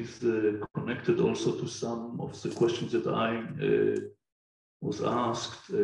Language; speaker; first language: English; non-native, fluent; Hebrew